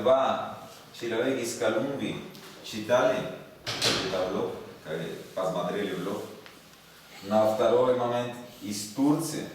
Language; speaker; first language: Russian; non-native, learner; Spanish